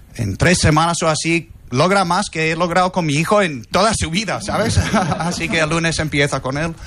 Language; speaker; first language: Spanish; non-native, fluent; English